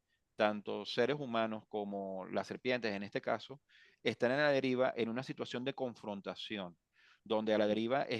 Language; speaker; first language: Spanish; native; Spanish